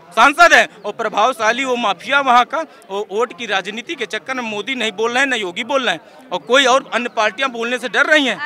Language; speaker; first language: Hindi; native; Hindi